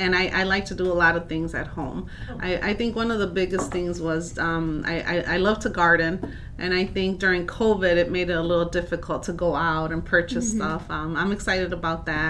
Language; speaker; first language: English; native; English